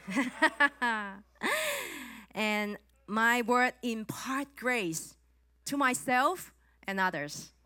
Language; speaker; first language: English; non-native, local second language; Cantonese